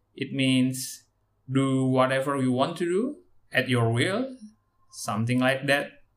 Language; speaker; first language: English; non-native, learner; Indonesian